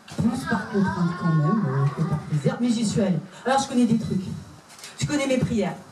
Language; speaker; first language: French; native; French